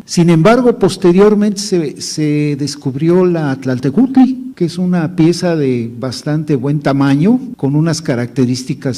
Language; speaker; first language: Spanish; native; Spanish